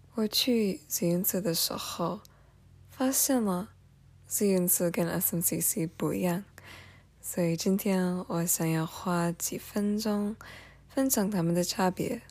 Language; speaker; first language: Chinese; non-native, fluent; English